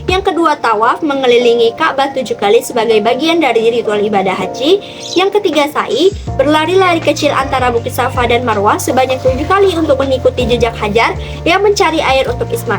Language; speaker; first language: Indonesian; native; Indonesian